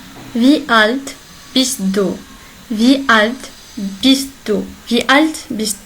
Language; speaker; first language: German; non-native, learner; Arabic